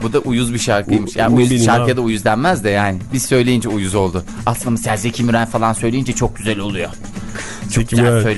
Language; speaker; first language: Turkish; native; Turkish